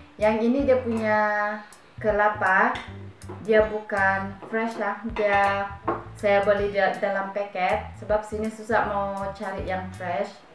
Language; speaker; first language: Malay; native; Malay